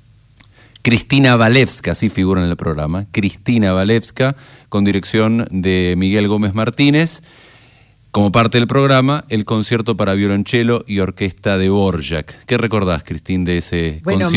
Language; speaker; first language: Spanish; native; Spanish